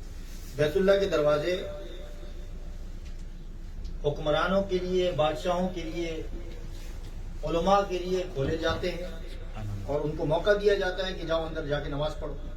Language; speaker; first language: Urdu; native; Urdu